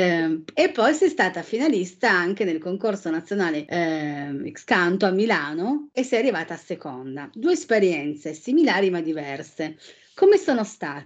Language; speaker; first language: Italian; native; Italian